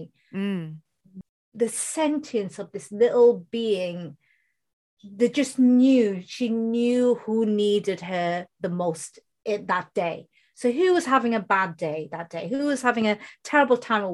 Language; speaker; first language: English; non-native, local second language; Bangla